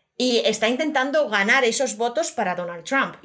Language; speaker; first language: Spanish; native; Spanish